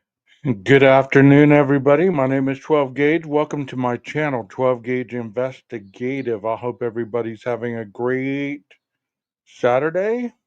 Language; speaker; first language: English; native; English